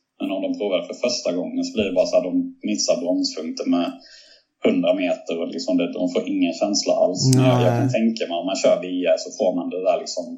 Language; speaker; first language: Swedish; native; Swedish